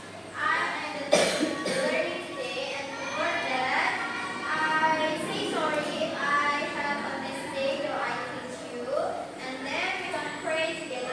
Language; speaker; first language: English; non-native, learner; Indonesian